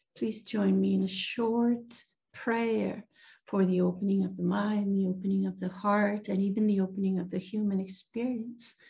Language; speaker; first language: English; non-native, fluent; Spanish